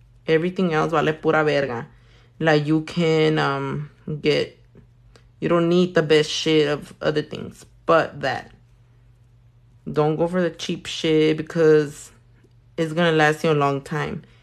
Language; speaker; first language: English; early bilingual, other home language; Spanish